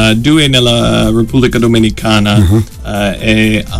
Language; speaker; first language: Italian; non-native, fluent; English